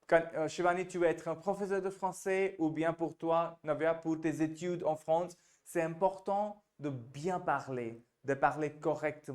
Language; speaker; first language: French; non-native, fluent; Hindi